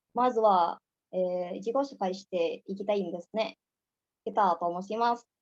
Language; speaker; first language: Japanese; non-native, learner; Indonesian